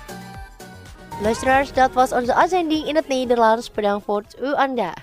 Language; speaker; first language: Dutch; non-native, fluent; Indonesian